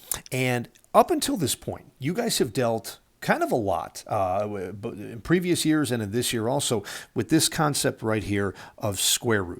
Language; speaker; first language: English; native; English